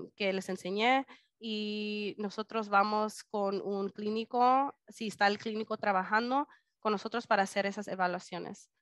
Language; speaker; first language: Spanish; early bilingual, heritage; Spanish